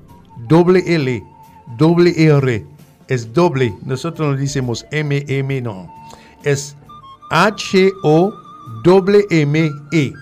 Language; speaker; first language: Spanish; non-native, fluent; French